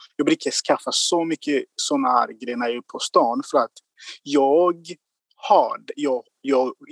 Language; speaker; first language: Swedish; non-native, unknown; Kinyarwanda